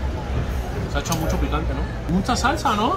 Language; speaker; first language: Spanish; native; Spanish